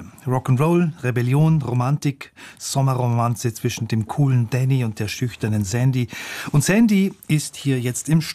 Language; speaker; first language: German; native; German